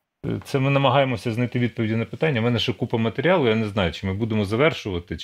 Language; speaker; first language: Ukrainian; native; Ukrainian